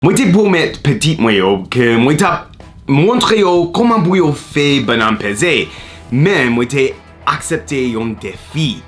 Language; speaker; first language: Haitian Creole; non-native, learner; English